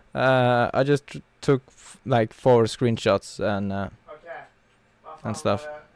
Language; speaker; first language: English; non-native, fluent; Norwegian